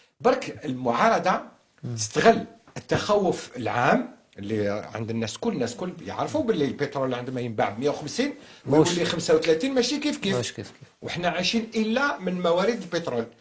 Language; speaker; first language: Arabic; native; Arabic